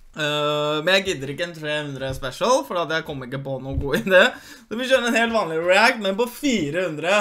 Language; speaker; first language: Norwegian; early bilingual, other home language; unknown